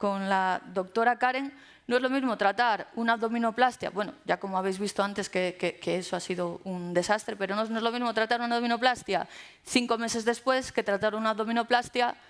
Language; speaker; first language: Spanish; native; Spanish